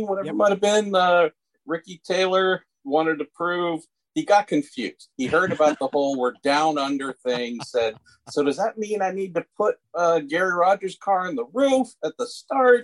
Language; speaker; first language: English; native; English